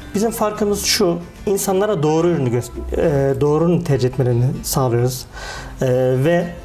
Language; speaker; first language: Turkish; native; Turkish